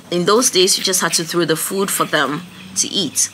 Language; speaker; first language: English; non-native, local second language; Ewe